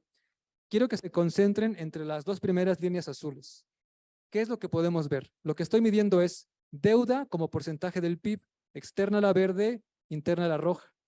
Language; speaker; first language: Spanish; native; Spanish